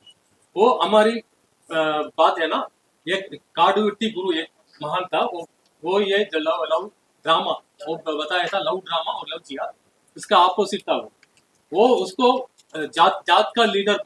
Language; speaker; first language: Hindi; non-native, learner; Tamil